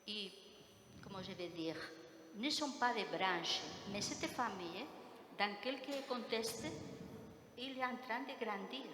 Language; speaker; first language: French; non-native, fluent; Spanish